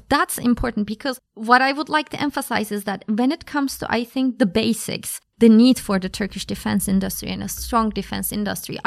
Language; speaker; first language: English; non-native, fluent; Turkish